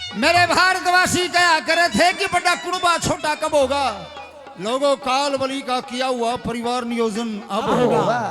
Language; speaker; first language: Hindi; native; Hindi